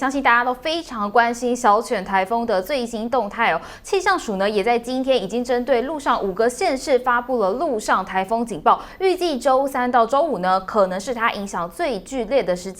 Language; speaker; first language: Chinese; native; Chinese